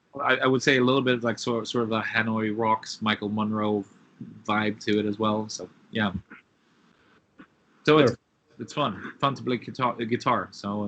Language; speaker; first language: English; non-native, fluent; Swedish